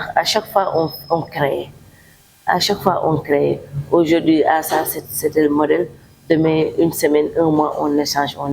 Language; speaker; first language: French; non-native, local second language; Wolof